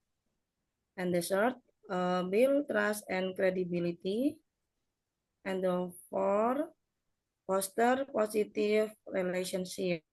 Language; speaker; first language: English; non-native, learner; Indonesian